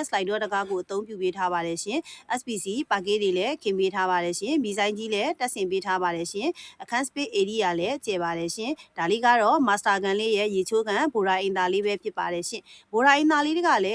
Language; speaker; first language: Burmese; native; Burmese